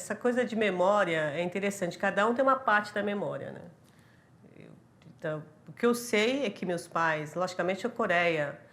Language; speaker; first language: Portuguese; early bilingual, other home language; Korean